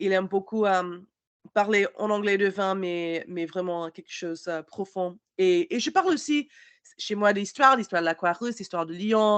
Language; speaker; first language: French; non-native, learner; English